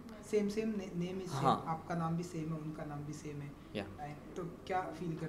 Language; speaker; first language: Hindi; native; Hindi